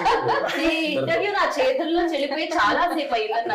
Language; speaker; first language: Telugu; native; Telugu